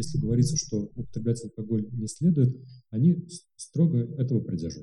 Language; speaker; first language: Russian; native; Russian